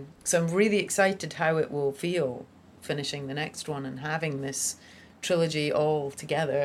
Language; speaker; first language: English; native; English